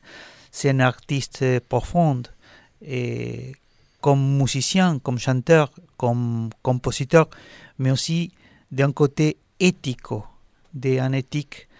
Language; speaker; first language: French; non-native, learner; Spanish